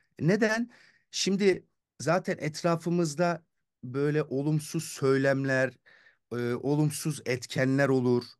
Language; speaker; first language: Turkish; early bilingual, heritage; Turkish